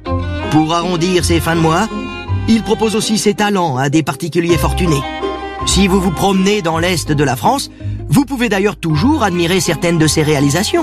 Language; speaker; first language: French; native; French